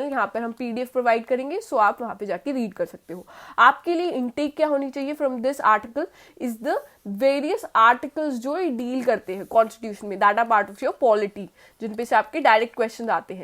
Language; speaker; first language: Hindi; native; Hindi